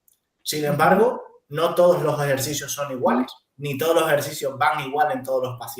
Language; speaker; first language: Spanish; native; Spanish